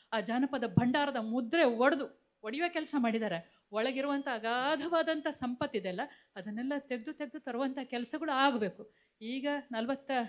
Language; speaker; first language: Kannada; native; Kannada